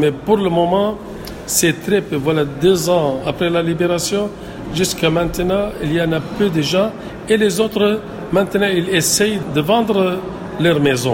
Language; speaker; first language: French; non-native, local second language; Arabic